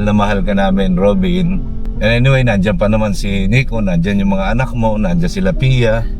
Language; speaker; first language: Filipino; native; Filipino